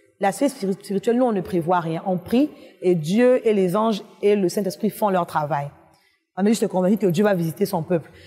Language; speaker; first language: French; non-native, local second language; Lingala